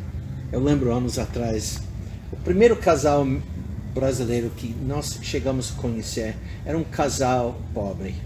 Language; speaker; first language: Portuguese; non-native, fluent; English